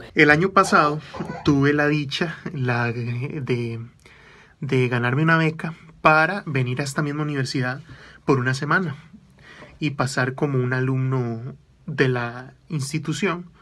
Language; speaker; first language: Spanish; native; Spanish